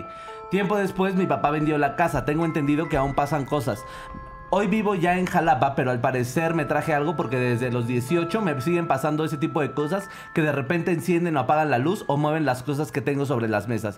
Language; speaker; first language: Spanish; native; Spanish